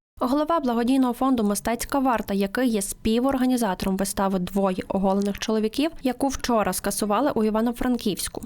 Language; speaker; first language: Ukrainian; native; Ukrainian